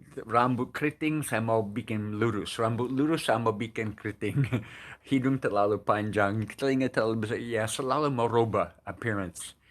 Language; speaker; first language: Indonesian; non-native, fluent; English